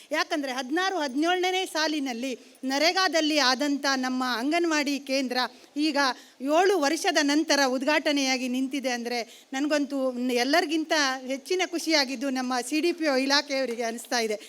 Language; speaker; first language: Kannada; native; Kannada